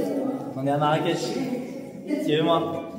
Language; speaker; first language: French; native; French